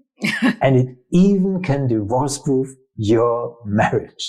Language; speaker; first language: English; non-native, fluent; German